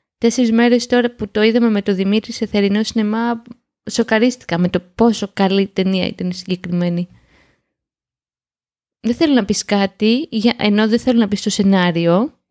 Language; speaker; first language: Greek; native; Greek